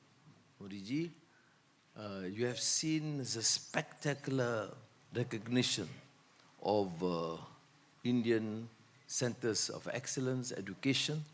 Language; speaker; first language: English; non-native, local second language; Malay